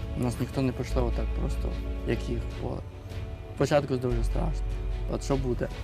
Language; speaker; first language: Ukrainian; native; Ukrainian